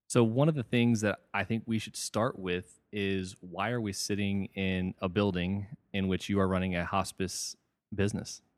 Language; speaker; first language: English; native; English